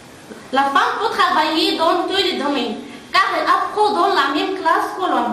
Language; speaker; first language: French; non-native, learner; Arabic